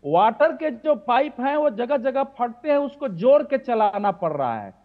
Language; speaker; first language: Hindi; native; Hindi